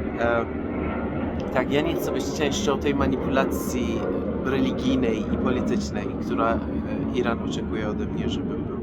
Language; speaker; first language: Polish; non-native, fluent; Persian